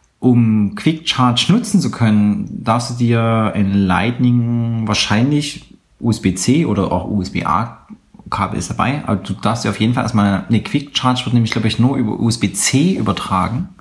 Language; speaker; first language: German; native; German